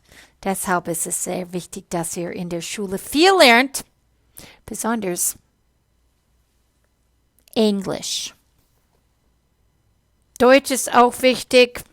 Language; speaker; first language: German; non-native, fluent; English